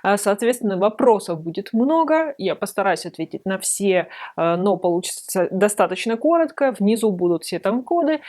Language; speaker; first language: Russian; native; Russian